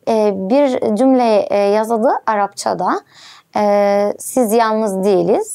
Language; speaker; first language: Turkish; non-native, learner; Arabic